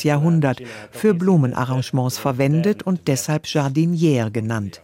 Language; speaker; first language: German; native; German